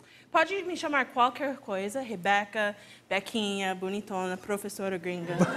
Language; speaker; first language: Portuguese; non-native, fluent; English